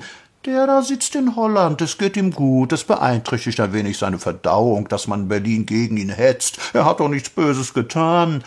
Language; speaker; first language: German; native; German